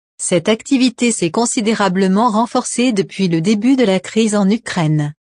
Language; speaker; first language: French; non-native, local second language; Arabic